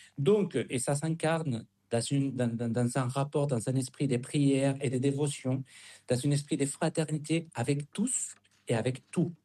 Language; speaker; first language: French; non-native, fluent; Spanish